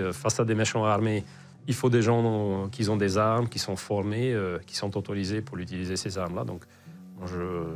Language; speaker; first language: French; non-native, fluent; Hungarian